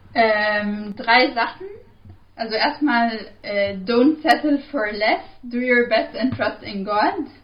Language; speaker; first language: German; non-native, fluent; Arabic